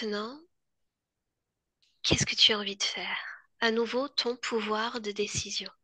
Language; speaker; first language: French; native; French